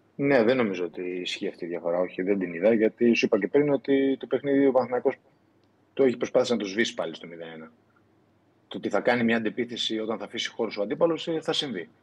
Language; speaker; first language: Greek; native; Greek